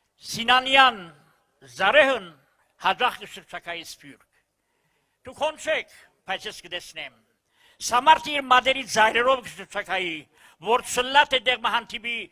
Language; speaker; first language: Armenian; early bilingual, heritage; Armenian